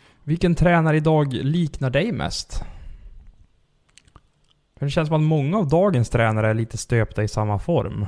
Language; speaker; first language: Swedish; native; Swedish